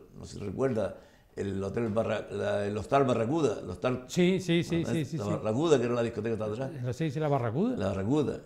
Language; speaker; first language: Spanish; native; Spanish